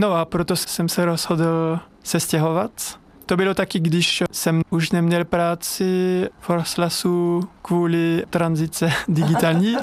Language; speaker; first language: Czech; non-native, fluent; French